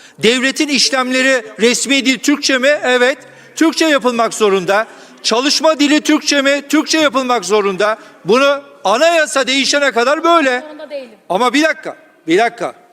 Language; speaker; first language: Turkish; non-native, local second language; Kurdish